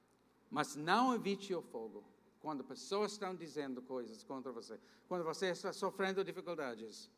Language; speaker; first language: Portuguese; non-native, fluent; English